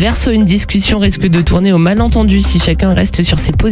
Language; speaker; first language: French; native; French